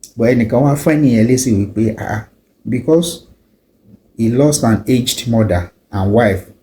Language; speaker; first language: English; non-native, local second language; Yoruba